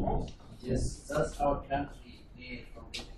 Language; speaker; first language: English; non-native, learner; Arabic